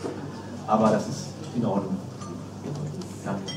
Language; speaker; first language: German; non-native, learner; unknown